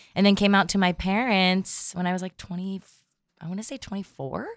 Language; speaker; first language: English; native; English